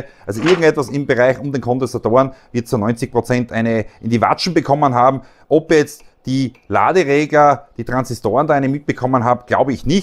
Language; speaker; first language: German; native; German